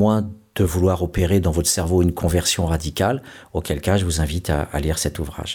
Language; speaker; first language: French; native; French